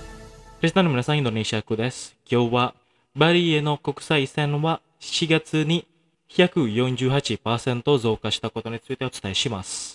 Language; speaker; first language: Japanese; non-native, fluent; Indonesian